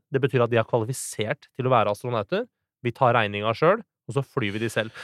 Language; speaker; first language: Norwegian; early bilingual, other home language; Persian